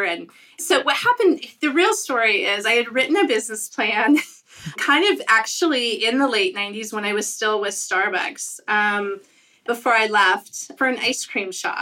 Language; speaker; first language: English; native; English